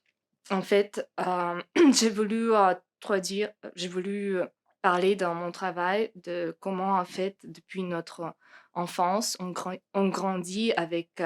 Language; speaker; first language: French; non-native, fluent; Russian